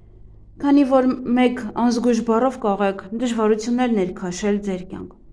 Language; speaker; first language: Armenian; native; Armenian